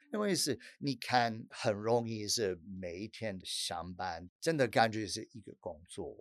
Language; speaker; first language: Chinese; non-native, fluent; English